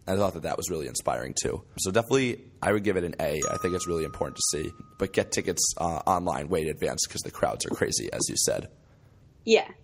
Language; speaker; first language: English; native; English